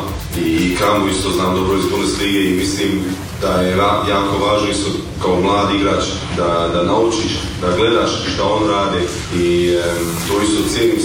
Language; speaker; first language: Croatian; early bilingual, heritage; Croatian